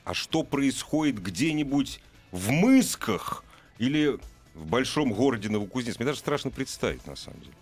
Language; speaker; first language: Russian; native; Russian